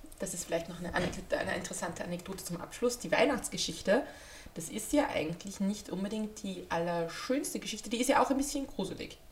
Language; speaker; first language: German; native; German